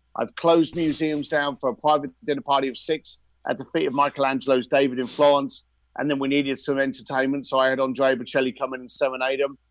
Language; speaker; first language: English; native; English